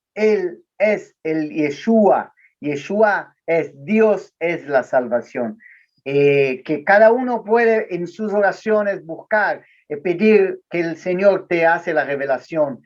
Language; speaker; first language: Spanish; non-native, learner; Portuguese